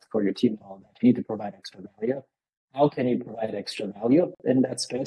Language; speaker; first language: English; non-native, fluent; Lithuanian